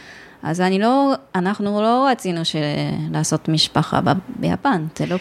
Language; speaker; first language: Hebrew; non-native, learner; Japanese